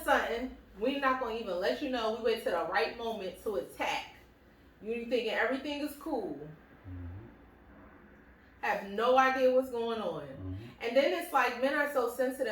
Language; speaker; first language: English; native; English